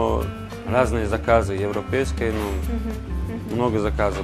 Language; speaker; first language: Russian; non-native, learner; Turkish